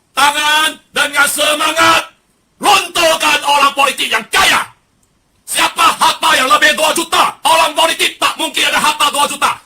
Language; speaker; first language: Malay; non-native, local second language; Chinese